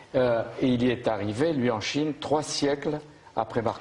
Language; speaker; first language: French; native; French